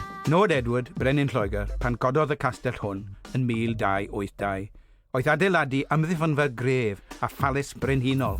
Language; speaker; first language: Welsh; native; Welsh